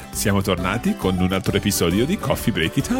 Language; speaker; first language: Italian; non-native, fluent; English